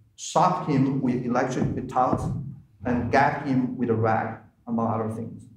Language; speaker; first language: English; non-native, fluent; Chinese